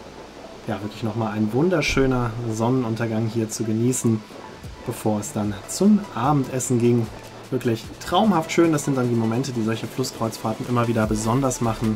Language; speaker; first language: German; native; German